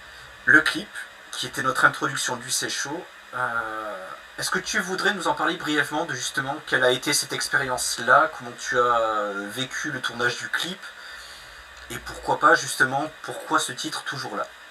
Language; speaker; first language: French; native; French